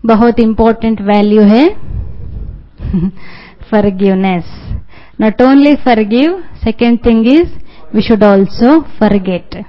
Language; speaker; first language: Hindi; native; Hindi